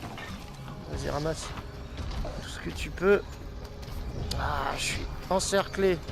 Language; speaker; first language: French; native; French